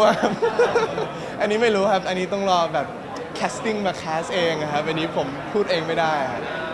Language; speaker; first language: Thai; non-native, local second language; English